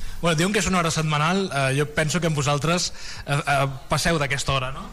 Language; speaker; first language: Catalan; native; Catalan